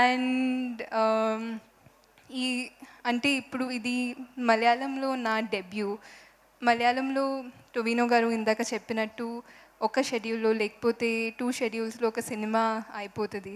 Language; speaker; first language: Telugu; non-native, fluent; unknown